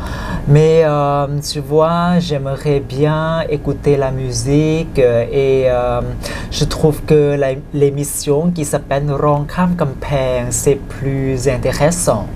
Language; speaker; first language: French; non-native, fluent; Thai